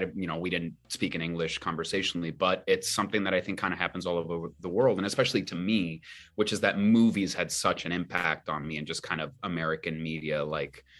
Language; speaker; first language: English; early bilingual, other home language; Spanish